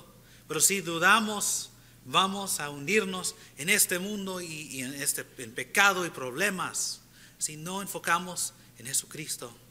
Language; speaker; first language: Spanish; early bilingual, heritage; Spanish